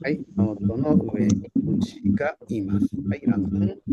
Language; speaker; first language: Japanese; non-native, fluent; Indonesian